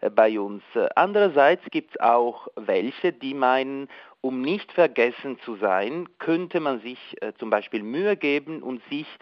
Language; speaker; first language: German; non-native, local second language; Italian